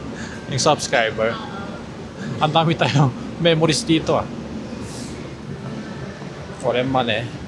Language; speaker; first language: Filipino; non-native, learner; Korean